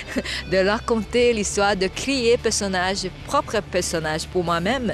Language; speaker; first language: French; non-native, fluent; Chinese